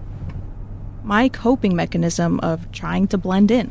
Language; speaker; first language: English; native; English